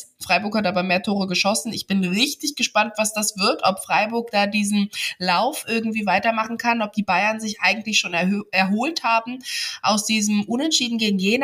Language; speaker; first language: German; native; German